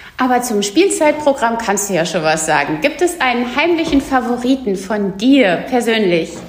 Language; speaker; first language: German; native; German